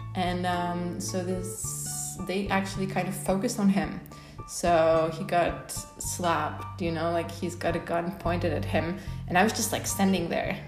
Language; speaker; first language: English; non-native, fluent; Polish